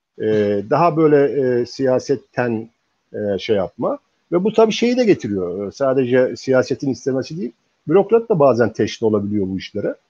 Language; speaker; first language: Turkish; native; Turkish